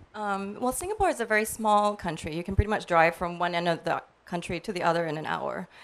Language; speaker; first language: English; native; English